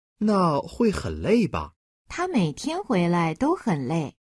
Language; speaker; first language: Chinese; non-native, fluent; Vietnamese